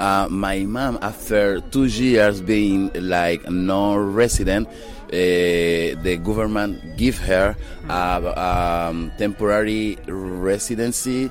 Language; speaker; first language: English; non-native, learner; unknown